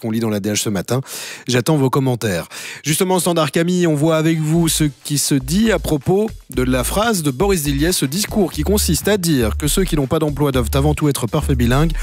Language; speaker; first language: French; native; French